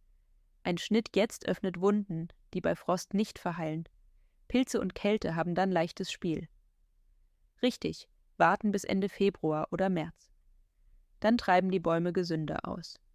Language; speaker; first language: German; native; German